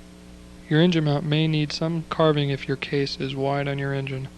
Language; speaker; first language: English; native; English